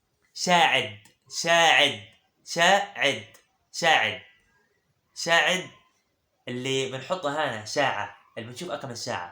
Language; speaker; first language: Arabic; early bilingual, other home language; Somali